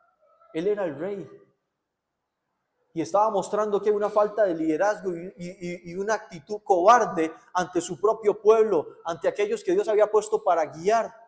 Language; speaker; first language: Spanish; native; Spanish